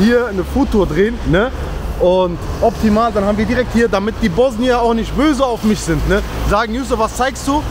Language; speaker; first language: German; early bilingual, other home language; Arabic